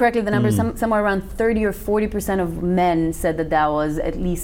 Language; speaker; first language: English; non-native, fluent; Macedonian